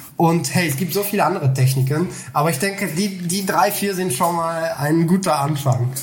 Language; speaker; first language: German; non-native, fluent; Bulgarian